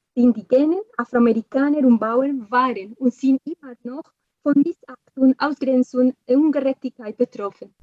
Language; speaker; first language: German; non-native, fluent; Spanish